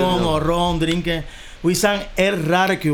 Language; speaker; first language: Dutch; non-native, learner; Spanish